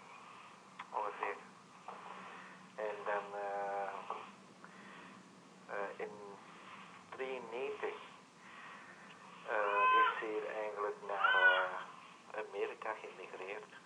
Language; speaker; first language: Dutch; non-native, learner; Vietnamese